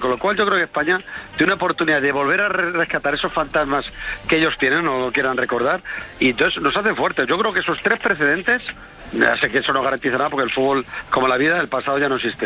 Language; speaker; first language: Spanish; native; Spanish